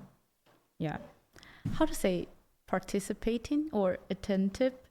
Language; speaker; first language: English; non-native, learner; Chinese